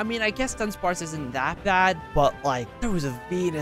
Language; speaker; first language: English; native; English